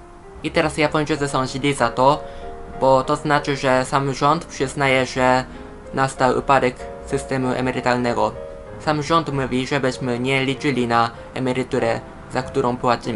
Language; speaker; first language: Polish; non-native, fluent; Japanese